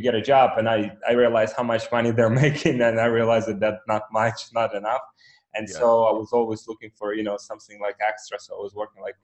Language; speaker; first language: English; non-native, fluent; Ukrainian